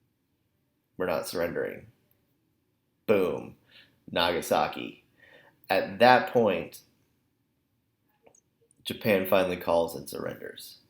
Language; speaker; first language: English; native; English